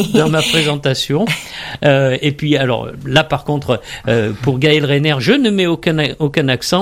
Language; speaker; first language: French; native; French